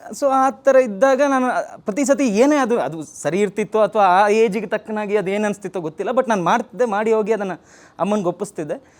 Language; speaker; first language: Kannada; native; Kannada